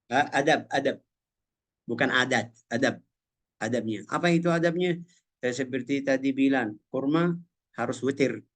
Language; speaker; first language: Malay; non-native, fluent; Arabic